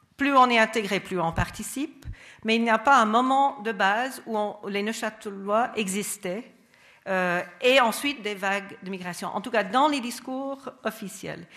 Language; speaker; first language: French; non-native, fluent; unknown